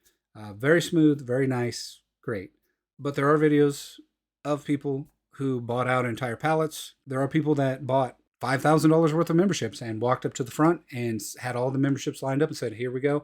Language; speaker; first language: English; native; English